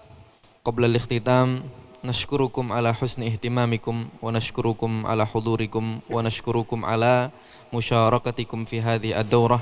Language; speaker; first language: Arabic; non-native, fluent; Indonesian